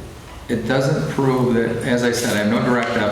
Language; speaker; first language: English; native; English